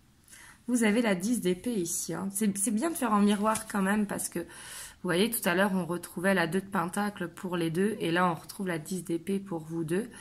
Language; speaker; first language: French; native; French